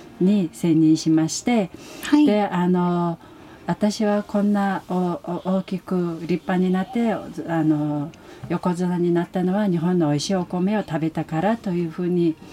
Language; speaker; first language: Japanese; non-native, fluent; Mongolian